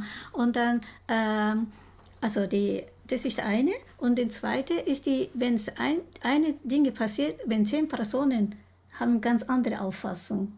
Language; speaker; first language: German; non-native, learner; Japanese